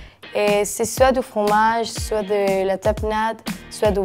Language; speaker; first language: French; non-native, learner; Spanish